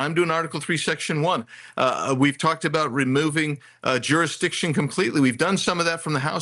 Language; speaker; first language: English; native; English